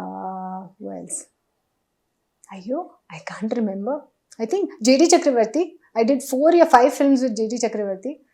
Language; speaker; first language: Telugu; non-native, learner; Hindi